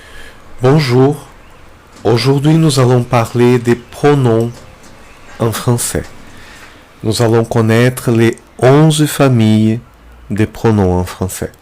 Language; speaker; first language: French; non-native, fluent; Portuguese